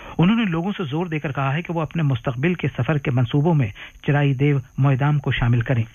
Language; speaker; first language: Urdu; native; Urdu